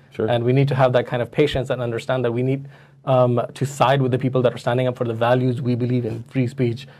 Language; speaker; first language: English; non-native, local second language; Urdu